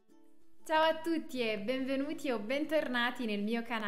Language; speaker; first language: Italian; non-native, fluent; French